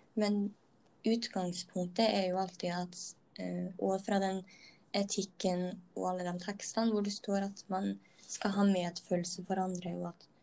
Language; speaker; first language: Norwegian; native; Norwegian